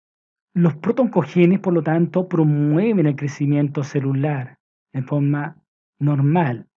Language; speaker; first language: Spanish; native; Spanish